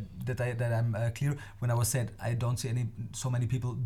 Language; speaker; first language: English; non-native, fluent; German